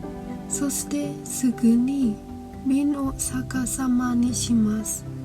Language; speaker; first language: Japanese; non-native, learner; Khmer